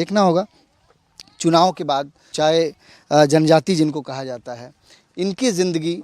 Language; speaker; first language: Hindi; native; Hindi